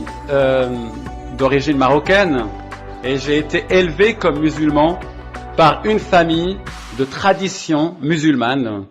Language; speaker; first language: French; non-native, local second language; Arabic